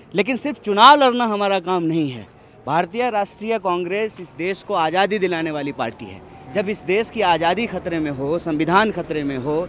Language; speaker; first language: Hindi; native; Hindi